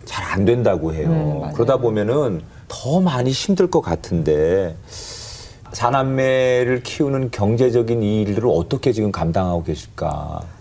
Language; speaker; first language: Korean; native; Korean